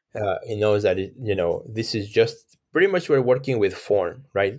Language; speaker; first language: English; non-native, fluent; Spanish